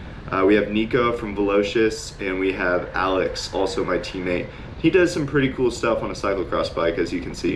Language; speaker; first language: English; native; English